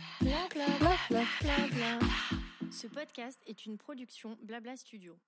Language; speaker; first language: French; native; French